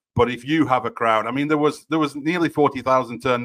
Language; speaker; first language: English; native; English